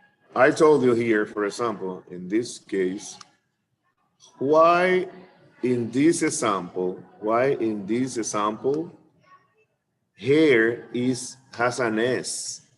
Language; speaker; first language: English; non-native, fluent; Spanish